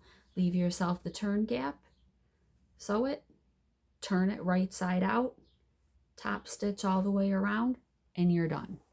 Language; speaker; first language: English; native; English